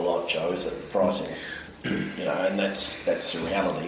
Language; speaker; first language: English; native; English